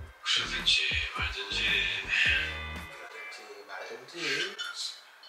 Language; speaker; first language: Korean; non-native, fluent; Japanese